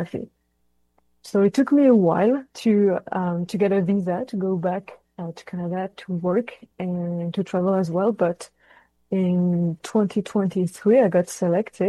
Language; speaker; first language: English; non-native, fluent; French